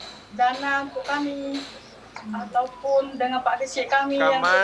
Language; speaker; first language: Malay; non-native, local second language; Achinese